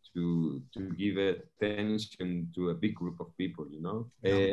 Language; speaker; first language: English; non-native, fluent; Spanish